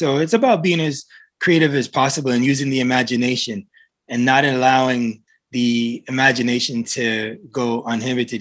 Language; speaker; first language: English; native; English